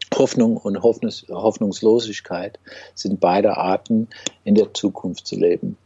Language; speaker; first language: German; non-native, fluent; English